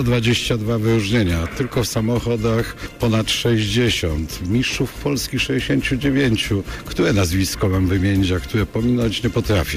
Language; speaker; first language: Polish; native; Polish